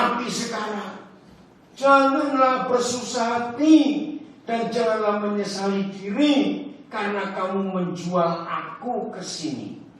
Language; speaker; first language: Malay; non-native, local second language; Javanese